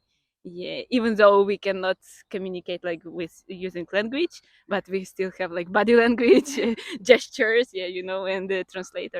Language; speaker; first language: English; non-native, fluent; Ukrainian